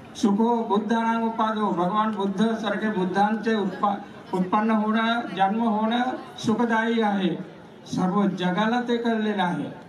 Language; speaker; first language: Marathi; non-native, fluent; Sinhala